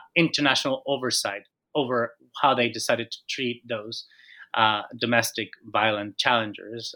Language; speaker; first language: English; non-native, fluent; Spanish